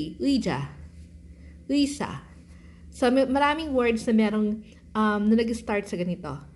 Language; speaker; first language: Filipino; native; Filipino